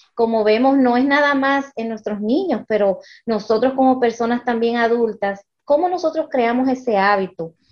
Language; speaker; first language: Spanish; early bilingual, heritage; Spanish